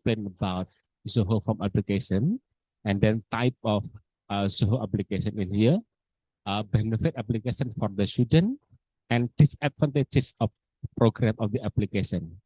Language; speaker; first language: English; non-native, learner; Indonesian